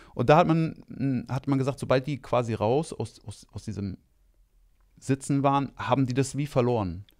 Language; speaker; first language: German; native; German